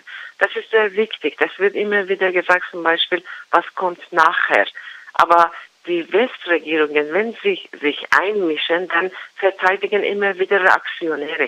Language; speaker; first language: German; non-native, fluent; Persian